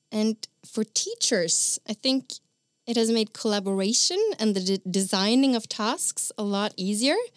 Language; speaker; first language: English; non-native, fluent; Norwegian